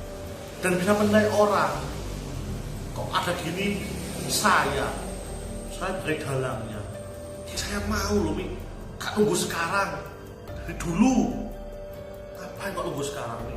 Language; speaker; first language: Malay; non-native, local second language; Javanese